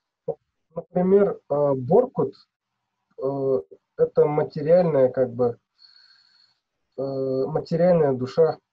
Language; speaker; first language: Russian; non-native, local second language; Yakut